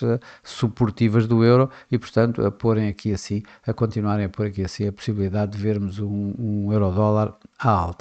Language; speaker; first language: Portuguese; native; Portuguese